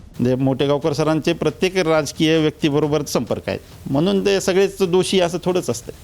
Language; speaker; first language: Marathi; native; Marathi